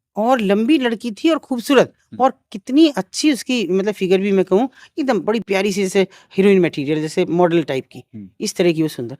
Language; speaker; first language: Hindi; native; Hindi